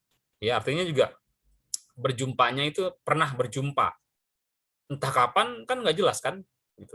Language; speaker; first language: Indonesian; native; Indonesian